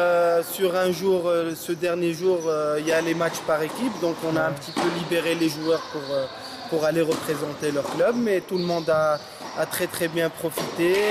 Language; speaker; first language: French; non-native, local second language; Arabic